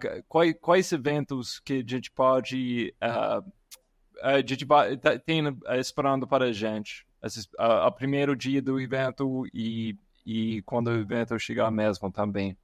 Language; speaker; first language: Portuguese; non-native, fluent; English